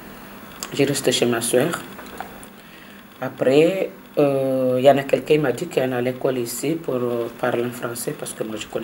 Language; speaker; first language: French; non-native, learner; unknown